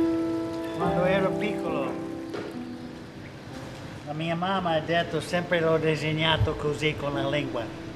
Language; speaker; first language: Italian; non-native, learner; English